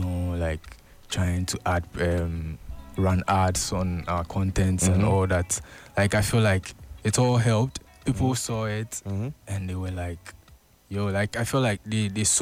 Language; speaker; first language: English; non-native, local second language; Akan